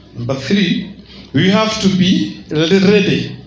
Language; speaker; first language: English; non-native, local second language; Swahili